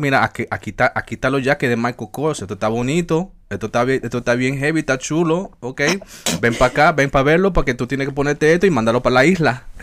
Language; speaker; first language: Spanish; early bilingual, other home language; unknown